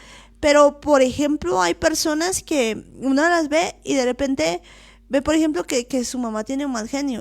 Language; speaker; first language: Spanish; native; Spanish